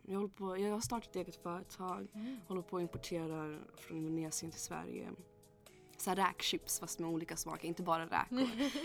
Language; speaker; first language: Swedish; early bilingual, other home language; English